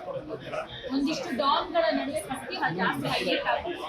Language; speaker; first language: Kannada; native; Kannada